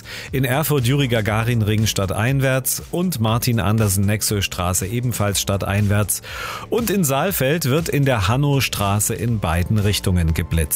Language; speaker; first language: German; native; German